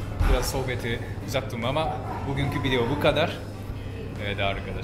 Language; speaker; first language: Turkish; non-native, fluent; Japanese